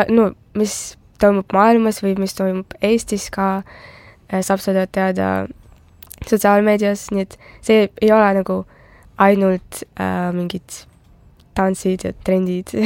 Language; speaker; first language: Estonian; non-native, local second language; Russian